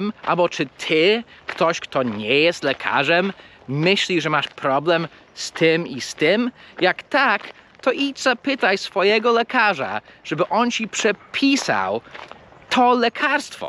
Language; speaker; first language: Polish; non-native, fluent; English